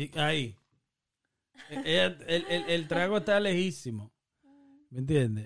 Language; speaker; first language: Spanish; early bilingual, heritage; Spanish